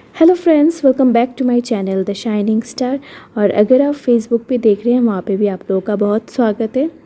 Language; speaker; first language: Hindi; non-native, local second language; Bangla